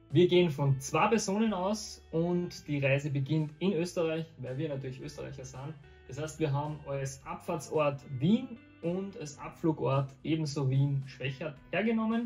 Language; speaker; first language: German; native; German